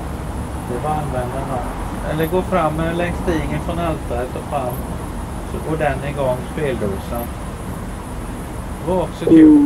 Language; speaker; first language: Swedish; native; Swedish